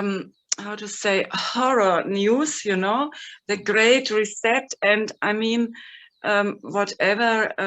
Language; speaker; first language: English; non-native, fluent; German